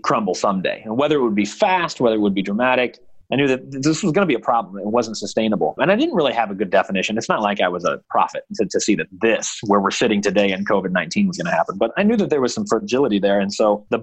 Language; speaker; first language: English; native; English